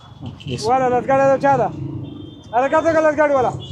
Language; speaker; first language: Hindi; non-native, learner; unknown